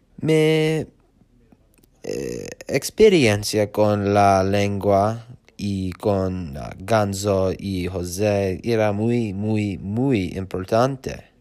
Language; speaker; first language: Spanish; non-native, learner; English